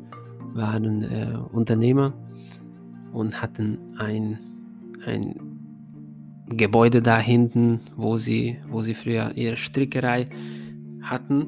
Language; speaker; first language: German; non-native, fluent; Hungarian